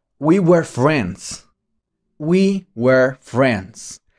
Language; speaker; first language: English; non-native, fluent; Spanish